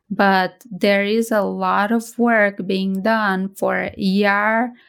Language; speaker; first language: English; non-native, fluent; Portuguese